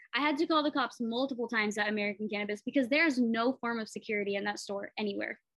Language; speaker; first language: English; native; English